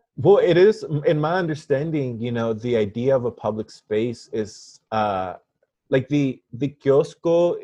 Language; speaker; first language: English; non-native, fluent; Spanish